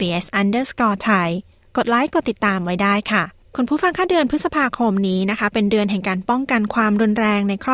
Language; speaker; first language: Thai; native; Thai